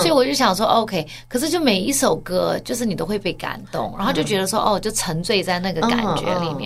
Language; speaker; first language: Chinese; early bilingual, heritage; Chinese